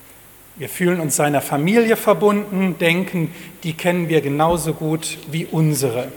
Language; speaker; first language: German; native; German